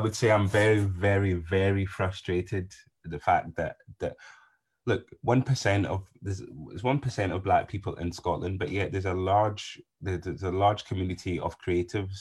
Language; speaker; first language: English; native; English